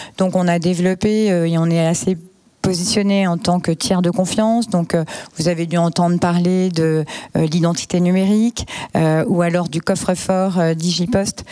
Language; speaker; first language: French; native; French